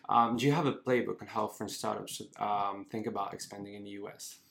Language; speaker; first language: English; non-native, fluent; French